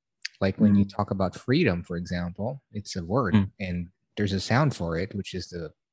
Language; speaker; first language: English; non-native, local second language; Filipino